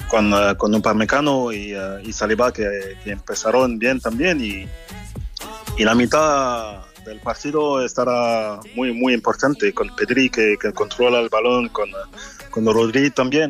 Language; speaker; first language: Spanish; non-native, fluent; French